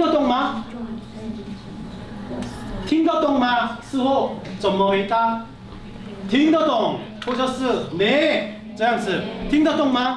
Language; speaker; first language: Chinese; non-native, fluent; Korean